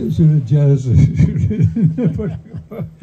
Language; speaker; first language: French; non-native, fluent; Dutch